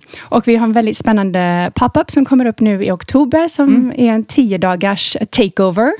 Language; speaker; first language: Swedish; early bilingual, heritage; Swedish